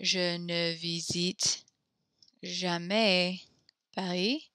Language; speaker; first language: French; non-native, learner; English